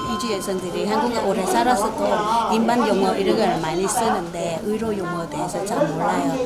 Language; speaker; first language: Korean; non-native, fluent; Vietnamese